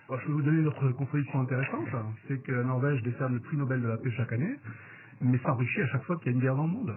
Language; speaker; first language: French; native; French